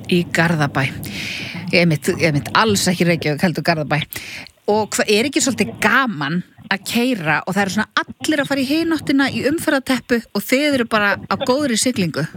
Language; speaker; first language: Icelandic; native; Icelandic